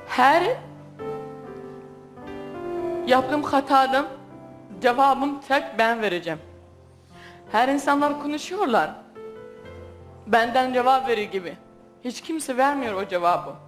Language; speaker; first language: Turkish; non-native, learner; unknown